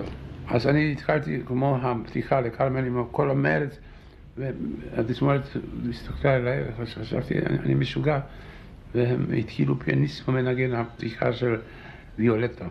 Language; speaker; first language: Hebrew; non-native, fluent; German